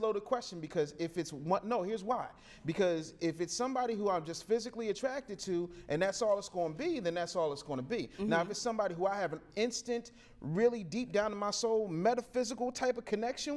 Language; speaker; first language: English; native; English